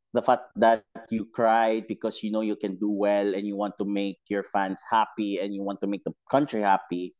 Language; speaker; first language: English; non-native, local second language; Cebuano